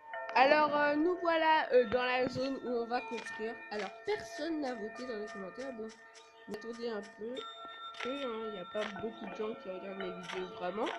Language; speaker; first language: French; native; French